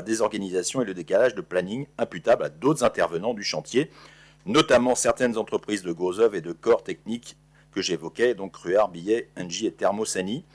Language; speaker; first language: French; native; French